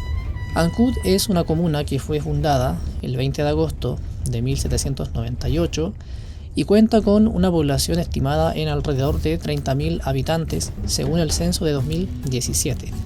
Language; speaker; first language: Spanish; native; Spanish